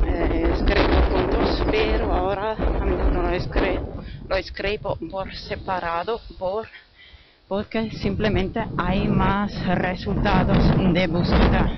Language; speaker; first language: Spanish; non-native, fluent; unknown